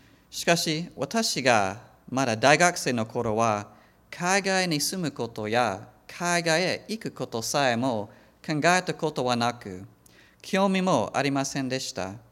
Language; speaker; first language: Japanese; non-native, fluent; English